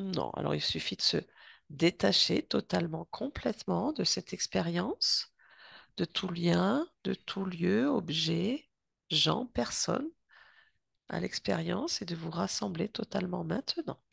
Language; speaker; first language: French; native; French